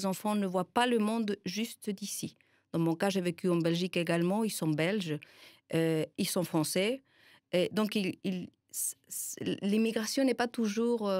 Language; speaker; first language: French; non-native, fluent; Spanish